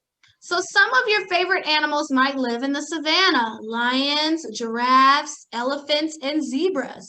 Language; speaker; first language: English; native; English